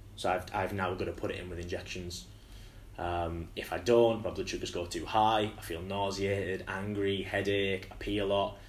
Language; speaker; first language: English; native; English